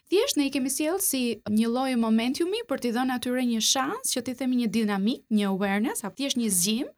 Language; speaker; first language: Albanian; native; Albanian